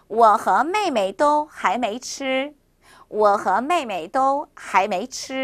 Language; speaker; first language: Chinese; non-native, fluent; Korean